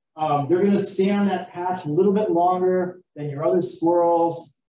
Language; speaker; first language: English; native; English